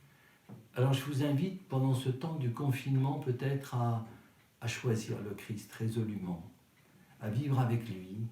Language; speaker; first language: French; native; French